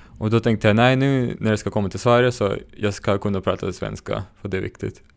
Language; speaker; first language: Swedish; non-native, fluent; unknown